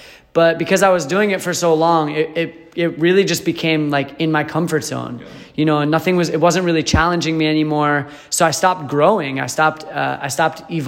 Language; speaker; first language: English; native; English